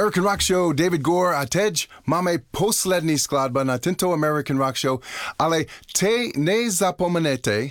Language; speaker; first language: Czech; non-native, learner; English